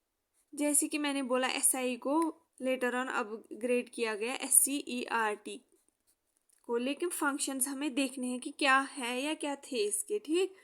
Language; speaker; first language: Hindi; native; Hindi